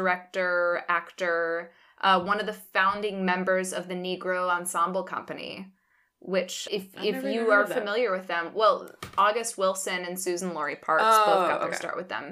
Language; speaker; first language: English; native; English